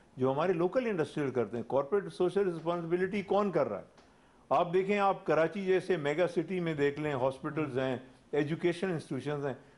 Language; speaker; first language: Urdu; non-native, local second language; Pashto